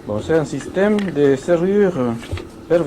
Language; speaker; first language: French; non-native, fluent; Spanish